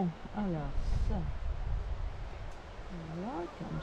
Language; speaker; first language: French; native; French